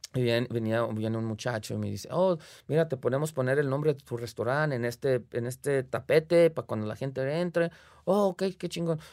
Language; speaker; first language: Spanish; early bilingual, heritage; Spanish